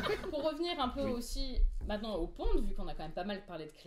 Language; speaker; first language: French; native; French